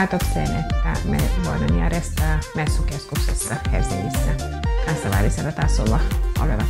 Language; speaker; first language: Finnish; non-native, fluent; Russian